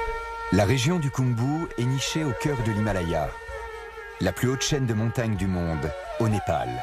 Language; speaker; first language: French; native; French